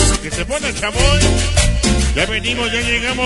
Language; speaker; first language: Spanish; native; Spanish